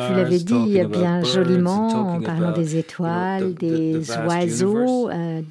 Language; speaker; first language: French; non-native, fluent; English